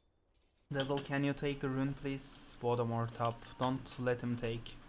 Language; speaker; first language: English; non-native, learner; Turkish